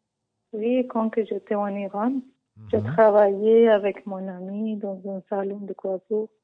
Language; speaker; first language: French; non-native, learner; Persian